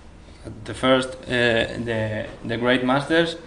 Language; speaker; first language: English; non-native, learner; Spanish